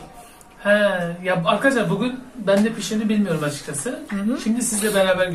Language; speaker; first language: Turkish; native; Turkish